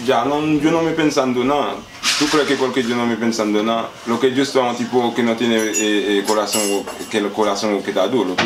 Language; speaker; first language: Spanish; non-native, learner; Haitian Creole